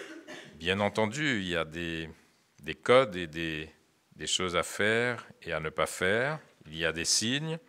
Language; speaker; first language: French; native; French